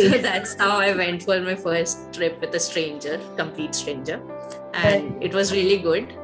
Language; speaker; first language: English; non-native, local second language; Hindi